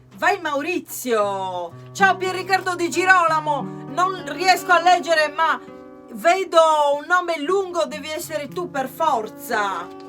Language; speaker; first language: Italian; native; Italian